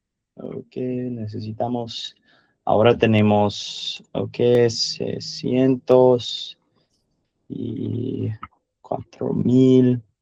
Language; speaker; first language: Spanish; non-native, learner; English